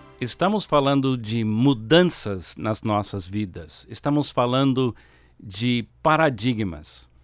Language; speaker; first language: Portuguese; non-native, fluent; English